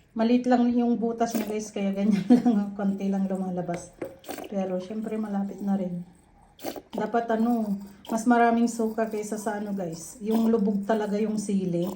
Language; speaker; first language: Filipino; non-native, local second language; Iloko